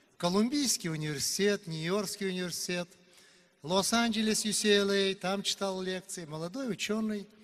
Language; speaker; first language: Russian; non-native, local second language; Uzbek